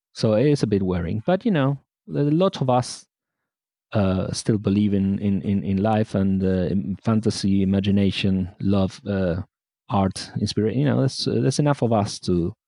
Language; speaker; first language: English; non-native, fluent; Spanish